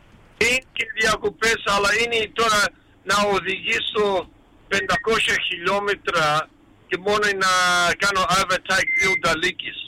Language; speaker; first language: Greek; early bilingual, heritage; Greek